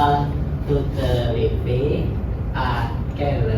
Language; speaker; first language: French; non-native, learner; Indonesian